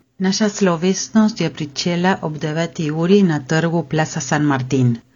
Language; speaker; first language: Slovenian; early bilingual, heritage; Slovenian